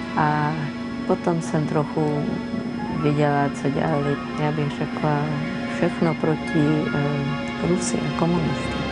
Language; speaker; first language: Czech; early bilingual, heritage; Czech